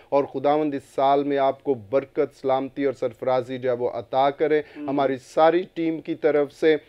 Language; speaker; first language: Urdu; non-native, local second language; Punjabi